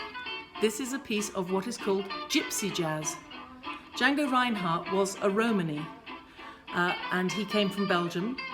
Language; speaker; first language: English; native; English